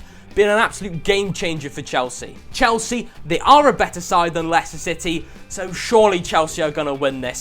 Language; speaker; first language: English; native; English